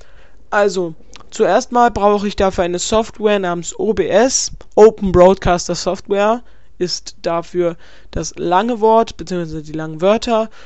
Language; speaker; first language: German; native; German